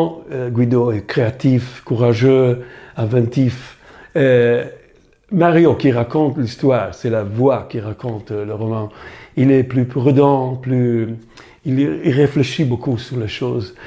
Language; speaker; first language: French; non-native, fluent; Italian